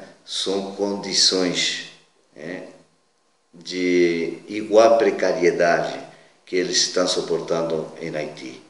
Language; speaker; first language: Portuguese; non-native, fluent; Spanish